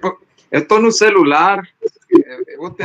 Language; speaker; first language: Portuguese; non-native, local second language; Spanish